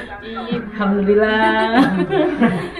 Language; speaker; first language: Turkish; non-native, learner; Indonesian